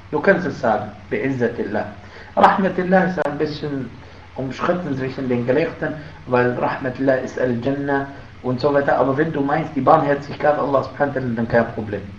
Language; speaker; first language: German; non-native, fluent; Arabic